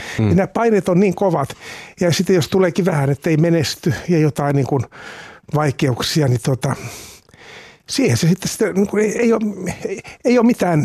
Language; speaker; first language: Finnish; native; Finnish